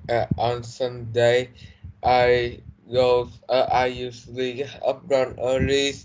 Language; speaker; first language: English; non-native, learner; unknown